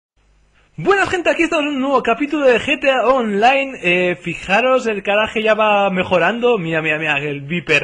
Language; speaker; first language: Spanish; native; Spanish